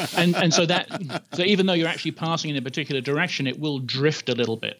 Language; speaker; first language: English; native; English